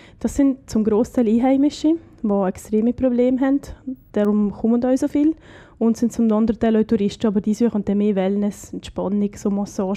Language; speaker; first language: German; native; German